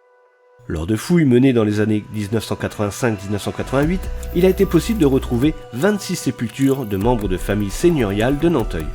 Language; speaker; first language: French; native; French